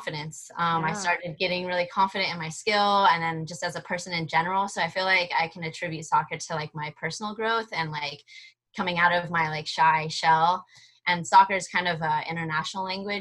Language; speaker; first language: English; early bilingual, other home language; Spanish